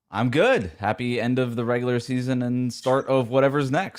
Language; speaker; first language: English; native; English